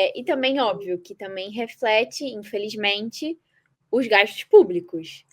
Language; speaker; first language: Portuguese; native; Portuguese